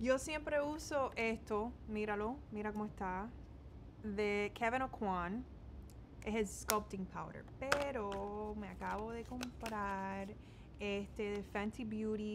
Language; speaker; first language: Spanish; early bilingual, heritage; Spanish